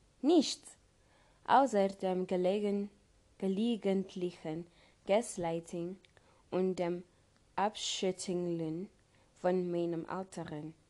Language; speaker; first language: German; non-native, learner; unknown